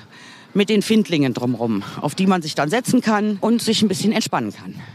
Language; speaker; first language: German; native; German